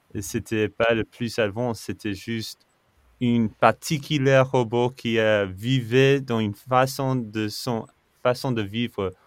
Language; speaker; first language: French; non-native, fluent; English